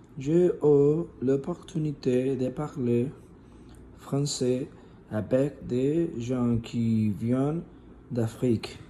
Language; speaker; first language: French; non-native, learner; Spanish